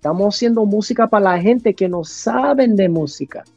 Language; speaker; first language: Spanish; early bilingual, heritage; Spanish